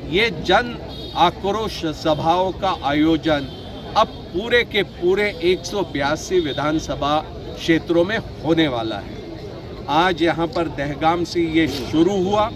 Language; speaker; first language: Hindi; non-native, local second language; Marathi